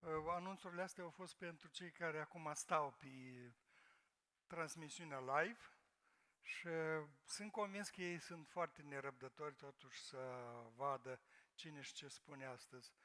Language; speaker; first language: Romanian; native; Romanian